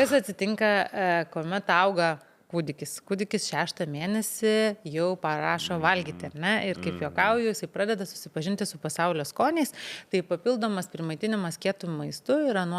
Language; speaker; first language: Lithuanian; native; Lithuanian